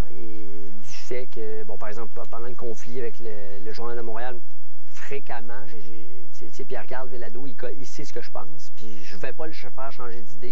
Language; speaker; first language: French; native; French